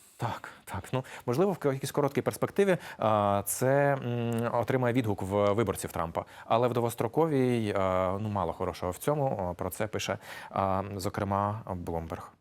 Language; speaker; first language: Ukrainian; native; Ukrainian